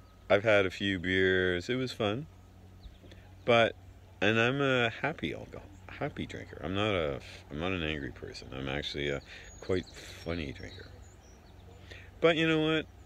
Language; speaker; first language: English; native; English